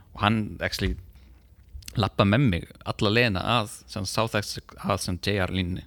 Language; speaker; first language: Icelandic; native; Icelandic